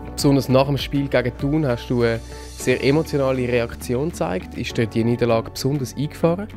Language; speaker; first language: German; native; German